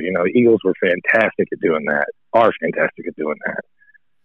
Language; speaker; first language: English; native; English